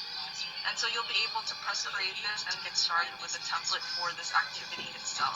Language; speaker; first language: English; native; English